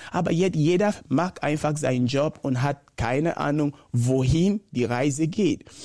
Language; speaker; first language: German; non-native, fluent; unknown